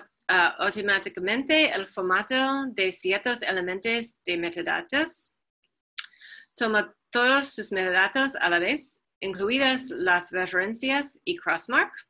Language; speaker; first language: Spanish; non-native, fluent; English